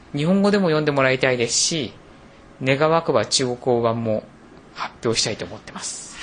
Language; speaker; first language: Japanese; native; Japanese